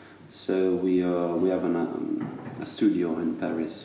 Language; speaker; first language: English; non-native, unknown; Italian